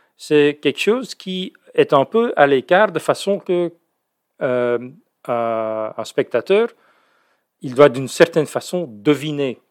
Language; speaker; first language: French; native; French